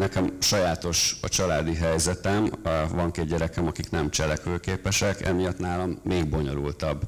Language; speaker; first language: Hungarian; native; Hungarian